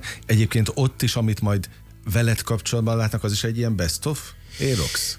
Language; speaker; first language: Hungarian; native; Hungarian